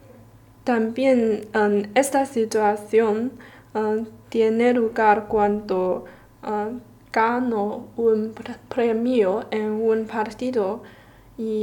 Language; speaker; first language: Spanish; non-native, learner; Chinese